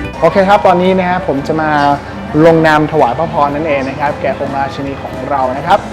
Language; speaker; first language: Thai; native; Thai